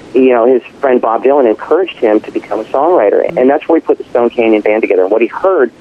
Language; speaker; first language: English; native; English